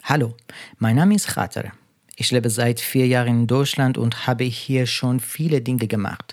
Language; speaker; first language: German; non-native, fluent; Persian